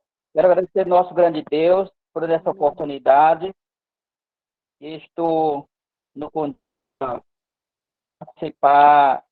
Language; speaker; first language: Portuguese; non-native, local second language; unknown